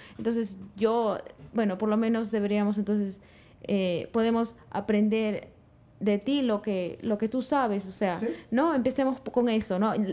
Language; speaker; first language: Spanish; early bilingual, heritage; Spanish